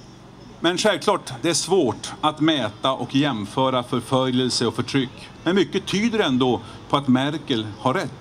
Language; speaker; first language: Swedish; native; Swedish